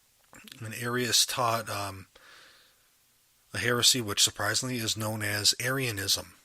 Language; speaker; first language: English; native; English